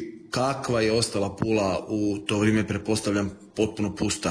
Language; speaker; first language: Croatian; native; Croatian